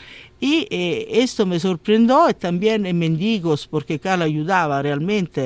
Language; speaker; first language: Spanish; non-native, learner; Italian